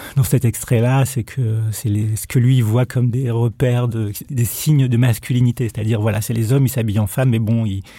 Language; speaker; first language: French; native; French